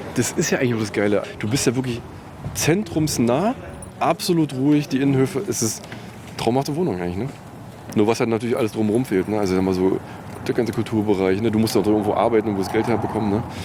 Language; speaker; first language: German; native; German